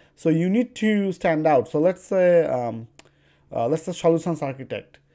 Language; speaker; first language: English; non-native, local second language; Bangla